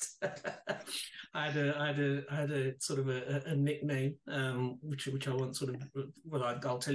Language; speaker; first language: English; native; English